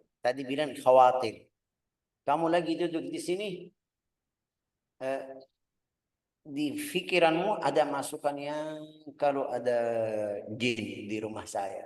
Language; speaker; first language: Indonesian; non-native, fluent; Arabic